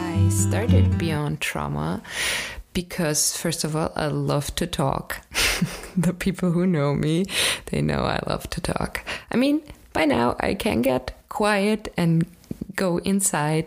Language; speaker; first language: English; non-native, fluent; German